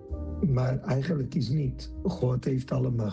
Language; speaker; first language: Dutch; non-native, learner; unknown